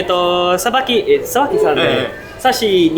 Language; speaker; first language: Japanese; non-native, learner; English